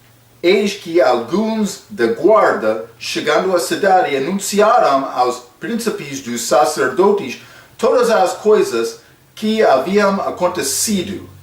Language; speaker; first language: Portuguese; non-native, fluent; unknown